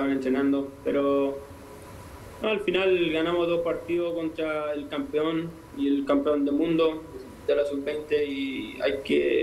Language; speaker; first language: Spanish; native; Spanish